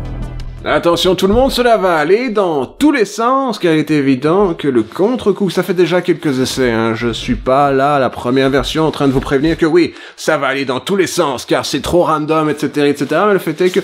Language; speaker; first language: French; native; French